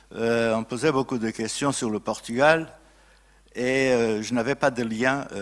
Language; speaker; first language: French; non-native, fluent; Portuguese